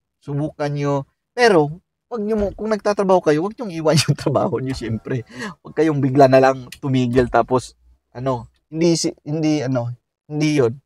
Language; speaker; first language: Filipino; native; Filipino